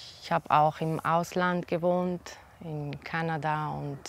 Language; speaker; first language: German; non-native, fluent; Italian